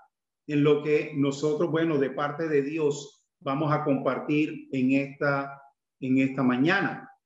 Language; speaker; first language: Spanish; native; Spanish